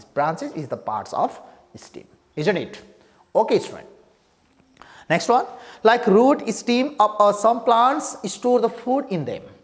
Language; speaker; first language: English; non-native, local second language; Nepali